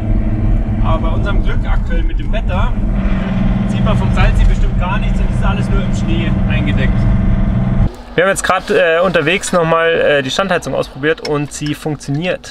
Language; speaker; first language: German; native; German